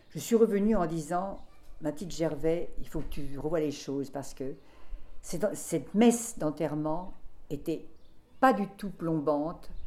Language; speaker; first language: French; native; French